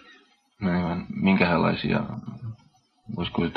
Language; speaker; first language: Finnish; native; Finnish